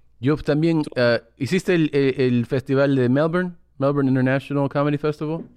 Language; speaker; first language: Spanish; early bilingual, heritage; English